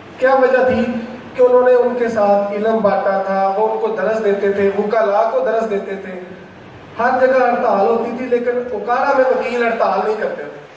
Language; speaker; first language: Urdu; non-native, local second language; Punjabi